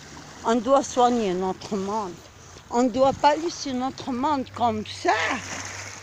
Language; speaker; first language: French; non-native, learner; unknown